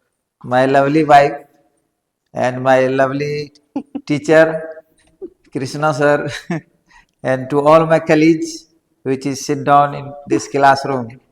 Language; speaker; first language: English; non-native, learner; Hindi